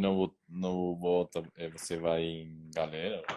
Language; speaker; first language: Portuguese; non-native, learner; Spanish